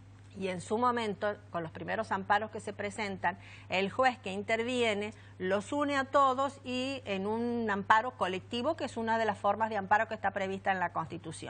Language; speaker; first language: Spanish; native; Spanish